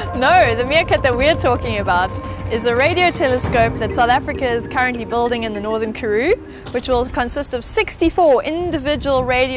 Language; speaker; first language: English; native; English